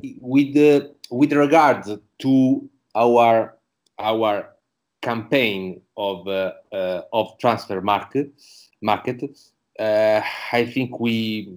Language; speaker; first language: English; non-native, learner; Italian